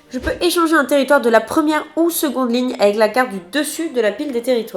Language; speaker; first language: French; native; French